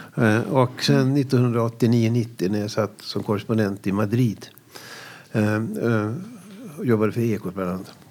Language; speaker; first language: Swedish; native; Swedish